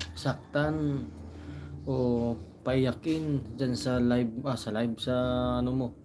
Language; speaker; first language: Filipino; non-native, local second language; Cebuano